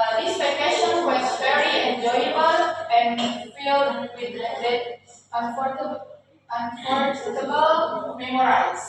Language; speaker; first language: English; non-native, learner; Indonesian